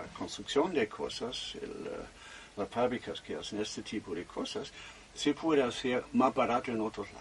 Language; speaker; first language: Spanish; non-native, fluent; German